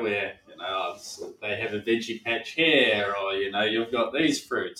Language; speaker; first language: English; native; English